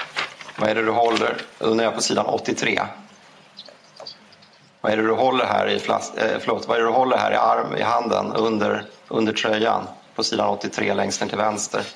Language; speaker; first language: Swedish; native; Swedish